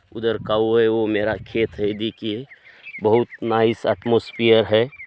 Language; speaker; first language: Hindi; non-native, local second language; Marathi